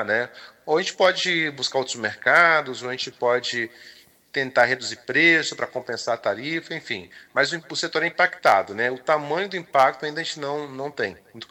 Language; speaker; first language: Portuguese; native; Portuguese